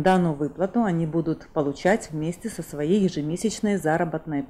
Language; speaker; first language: Russian; native; Russian